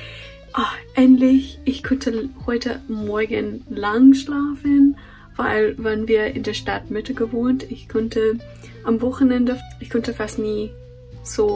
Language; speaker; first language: German; non-native, fluent; English